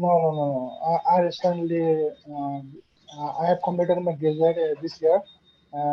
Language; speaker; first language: English; non-native, learner; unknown